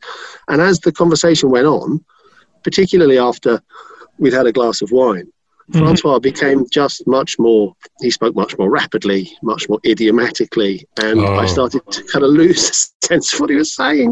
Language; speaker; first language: English; native; English